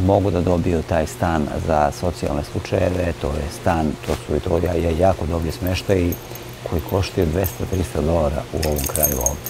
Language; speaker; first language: Croatian; native; Croatian